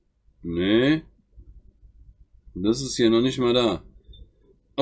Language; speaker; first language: German; native; German